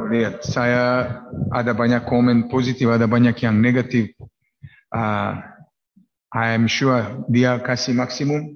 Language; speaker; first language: Indonesian; non-native, fluent; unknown